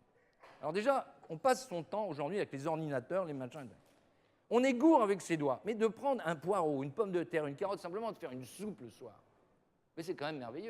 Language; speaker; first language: French; native; French